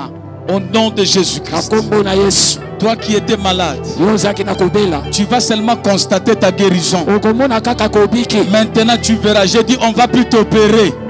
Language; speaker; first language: French; non-native, local second language; Lingala